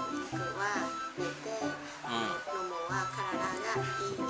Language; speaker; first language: Japanese; non-native, learner; Vietnamese